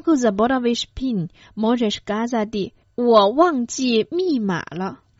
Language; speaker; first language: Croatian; non-native, fluent; Chinese